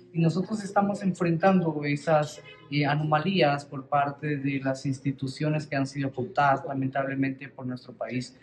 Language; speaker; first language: Spanish; native; Spanish